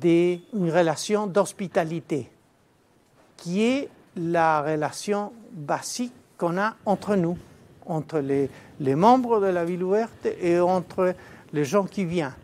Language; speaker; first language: French; non-native, fluent; Spanish